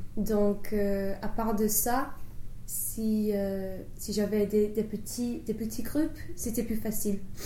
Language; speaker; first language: French; non-native, fluent; English